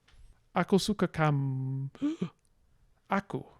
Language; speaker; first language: Indonesian; non-native, learner; English